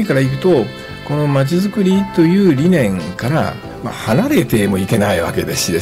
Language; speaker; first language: Japanese; native; Japanese